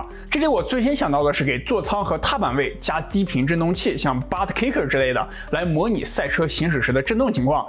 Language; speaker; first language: Chinese; native; Chinese